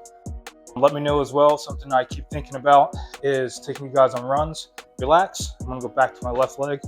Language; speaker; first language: English; native; English